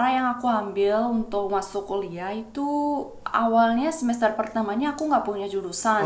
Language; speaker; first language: Indonesian; non-native, fluent; Korean